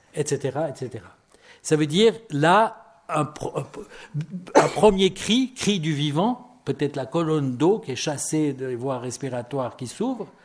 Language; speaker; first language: French; native; French